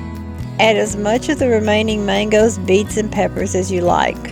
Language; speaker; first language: English; native; English